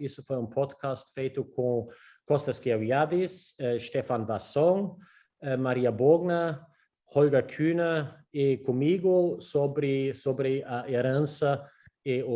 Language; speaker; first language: Portuguese; non-native, learner; German